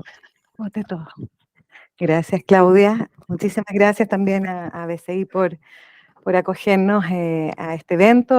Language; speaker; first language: Spanish; native; Spanish